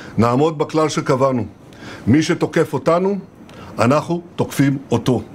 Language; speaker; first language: Hebrew; native; Hebrew